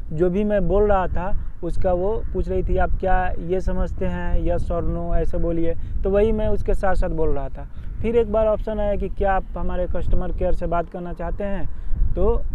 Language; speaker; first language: Hindi; native; Hindi